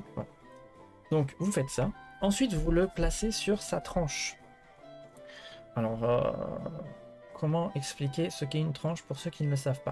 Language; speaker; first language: French; native; French